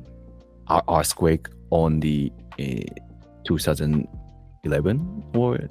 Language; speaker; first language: English; non-native, learner; Japanese